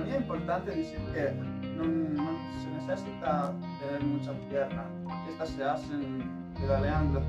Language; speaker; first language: Spanish; non-native, learner; Italian